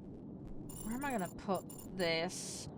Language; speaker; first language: English; native; English